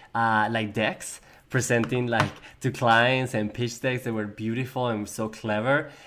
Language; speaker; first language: English; non-native, fluent; Spanish